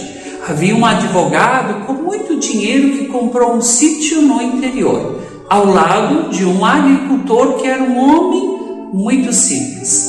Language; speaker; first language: Portuguese; native; Portuguese